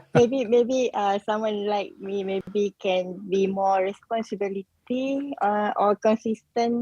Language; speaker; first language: English; non-native, learner; Malay